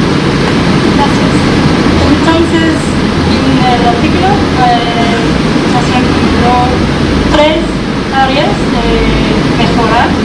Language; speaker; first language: Spanish; non-native, fluent; English